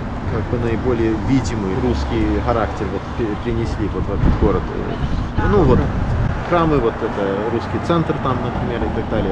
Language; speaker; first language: Russian; early bilingual, heritage; Russian